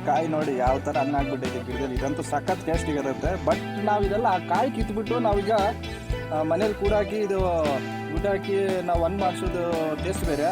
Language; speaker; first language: Kannada; non-native, local second language; Telugu